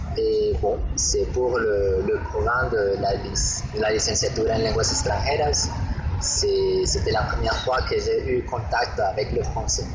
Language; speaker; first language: French; non-native, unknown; Spanish